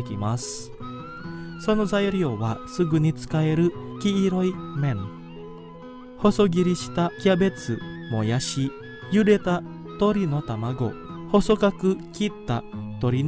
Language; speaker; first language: Japanese; non-native, fluent; Indonesian